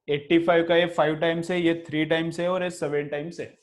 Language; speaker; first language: Hindi; non-native, local second language; Marathi